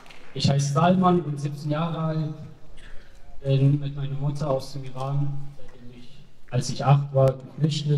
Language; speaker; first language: German; early bilingual, other home language; Persian